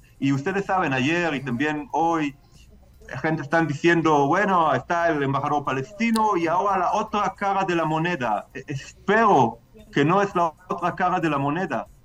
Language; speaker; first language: Spanish; non-native, fluent; Hebrew